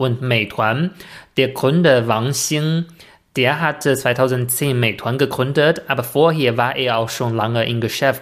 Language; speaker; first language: German; non-native, fluent; Chinese